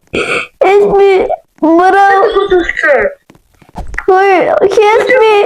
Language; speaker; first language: English; non-native, learner; Mongolian